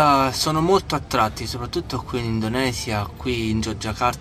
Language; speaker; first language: Italian; native; Italian